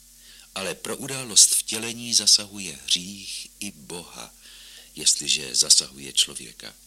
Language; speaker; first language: Czech; native; Czech